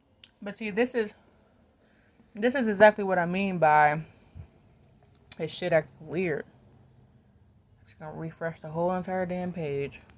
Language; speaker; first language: English; native; English